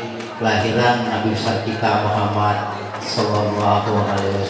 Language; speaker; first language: Indonesian; native; Indonesian